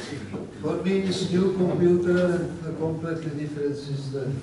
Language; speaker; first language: English; non-native, learner; Czech